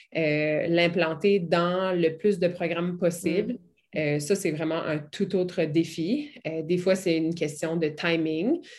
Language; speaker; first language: French; native; French